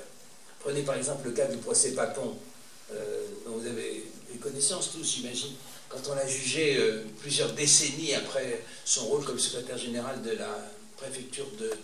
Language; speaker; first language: French; native; French